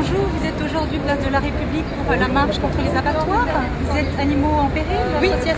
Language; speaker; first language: French; native; French